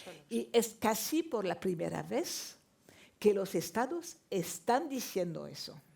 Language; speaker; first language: Spanish; non-native, fluent; French